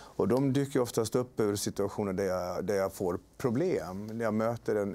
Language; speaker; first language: Swedish; native; Swedish